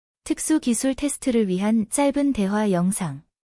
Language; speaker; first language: Korean; non-native, learner; Khmer